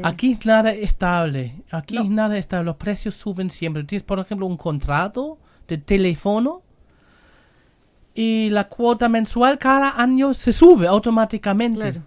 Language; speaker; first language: Spanish; non-native, learner; German